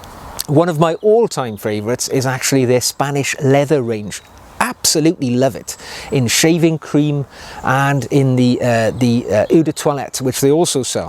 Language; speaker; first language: English; native; English